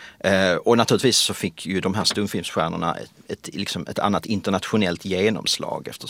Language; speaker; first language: Swedish; native; Swedish